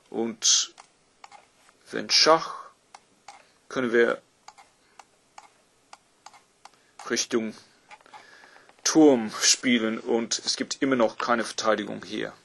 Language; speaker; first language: German; non-native, fluent; English